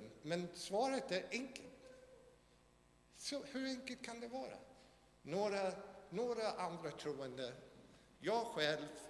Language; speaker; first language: Swedish; non-native, fluent; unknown